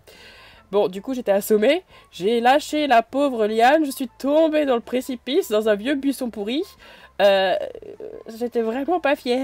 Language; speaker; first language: French; native; French